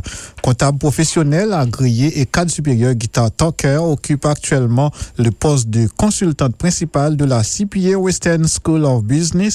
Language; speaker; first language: French; native; French